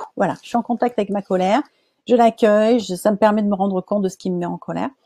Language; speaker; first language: French; native; French